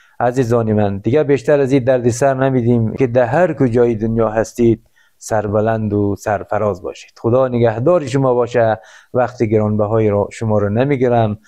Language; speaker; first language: Persian; native; Persian